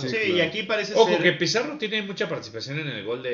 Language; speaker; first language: Spanish; native; Spanish